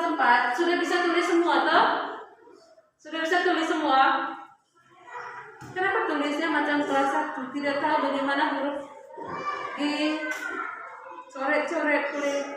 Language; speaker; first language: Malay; non-native, local second language; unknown